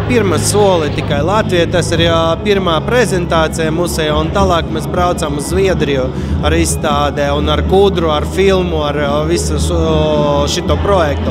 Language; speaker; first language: Latvian; non-native, local second language; Russian